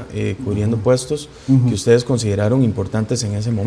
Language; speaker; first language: Spanish; native; Spanish